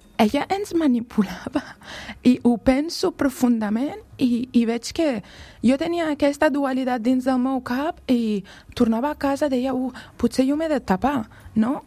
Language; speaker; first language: Catalan; non-native, fluent; Persian